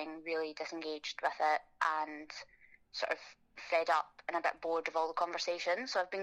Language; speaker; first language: English; native; English